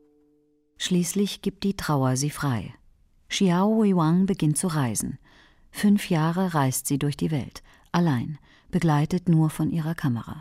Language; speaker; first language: German; native; German